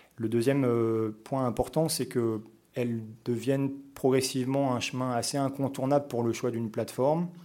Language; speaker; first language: French; native; French